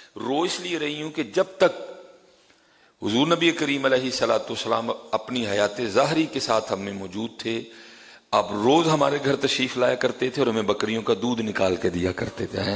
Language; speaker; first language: Urdu; non-native, local second language; Punjabi